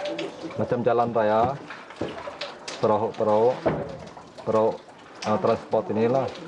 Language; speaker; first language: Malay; non-native, local second language; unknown